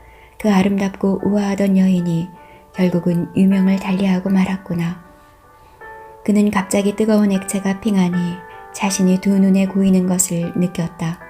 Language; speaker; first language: Korean; native; Korean